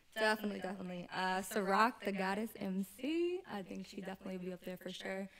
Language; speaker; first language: English; native; English